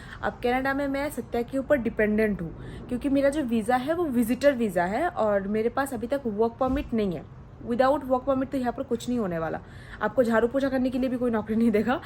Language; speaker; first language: Hindi; non-native, local second language; Odia